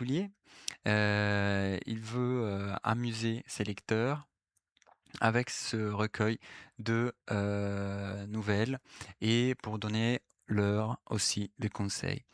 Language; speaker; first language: French; native; French